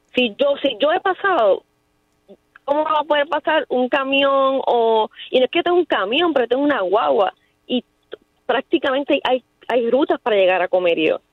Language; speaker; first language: Spanish; native; Spanish